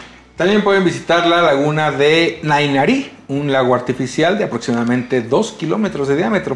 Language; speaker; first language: Spanish; native; Spanish